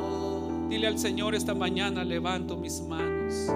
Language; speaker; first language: Spanish; native; Spanish